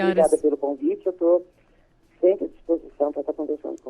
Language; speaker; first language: Portuguese; native; Portuguese